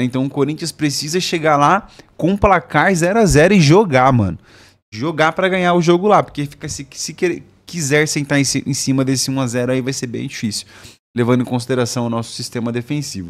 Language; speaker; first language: Portuguese; native; Portuguese